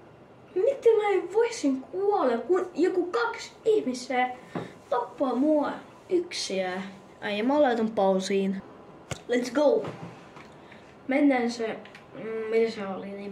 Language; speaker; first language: Finnish; early bilingual, other home language; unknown